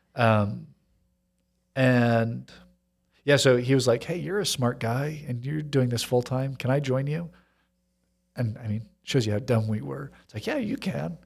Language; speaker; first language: English; native; English